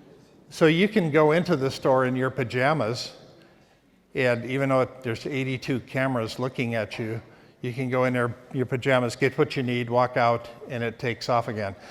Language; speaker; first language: English; native; English